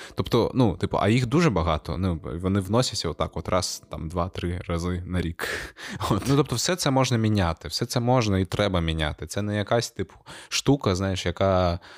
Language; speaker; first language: Ukrainian; non-native, local second language; Russian